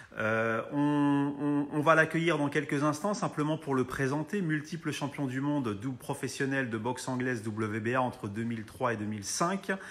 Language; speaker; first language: French; native; French